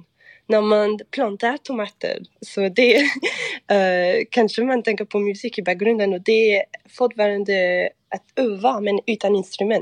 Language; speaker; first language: Swedish; non-native, fluent; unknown